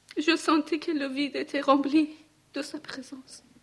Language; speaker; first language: French; non-native, learner; Persian